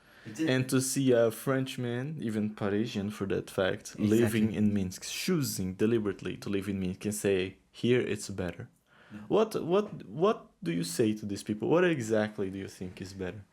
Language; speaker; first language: English; non-native, fluent; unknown